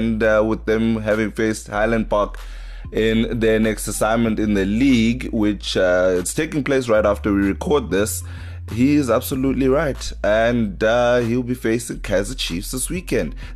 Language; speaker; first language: English; non-native, local second language; Xhosa